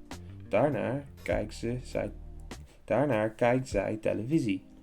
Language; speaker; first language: Dutch; early bilingual, heritage; English